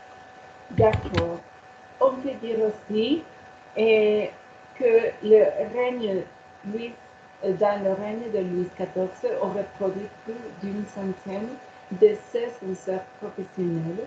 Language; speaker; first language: French; non-native, learner; Spanish